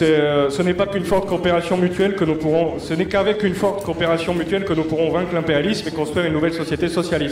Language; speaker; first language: French; native; French